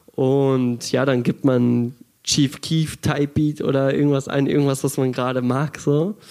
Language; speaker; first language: German; early bilingual, other home language; Russian